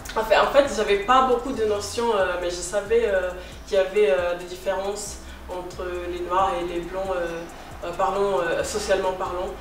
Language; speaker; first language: French; non-native, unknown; Portuguese